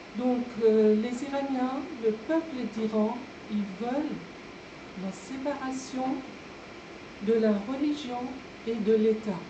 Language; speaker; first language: French; non-native, fluent; Persian